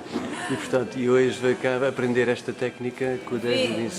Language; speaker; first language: Portuguese; native; Portuguese